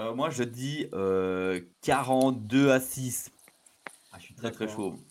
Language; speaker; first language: French; native; French